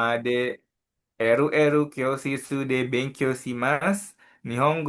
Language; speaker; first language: Japanese; non-native, learner; Indonesian